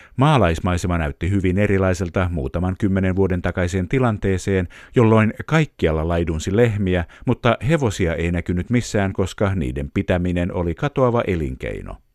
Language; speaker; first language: Finnish; native; Finnish